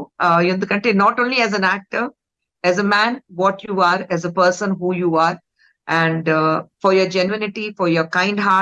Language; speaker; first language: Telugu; non-native, local second language; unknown